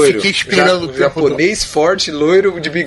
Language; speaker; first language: Portuguese; native; Portuguese